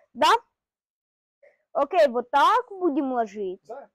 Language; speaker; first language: Russian; early bilingual, heritage; Russian